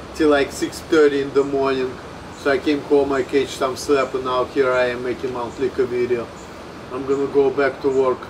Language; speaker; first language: English; non-native, fluent; Russian